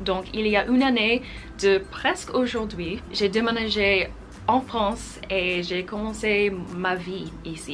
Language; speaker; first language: French; non-native, fluent; English